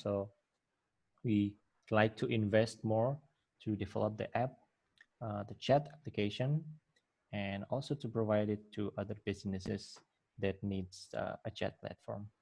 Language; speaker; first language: English; non-native, fluent; Indonesian